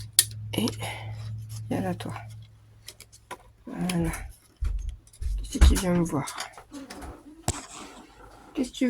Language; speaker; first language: French; native; French